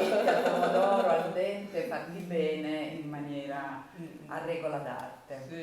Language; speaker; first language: Italian; native; Italian